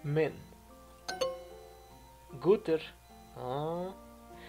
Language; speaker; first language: Norwegian; non-native, learner; Spanish